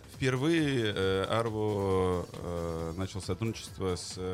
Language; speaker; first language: Russian; native; Russian